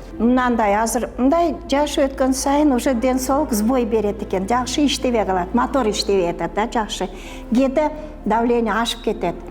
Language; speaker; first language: Kyrgyz; non-native, local second language; Russian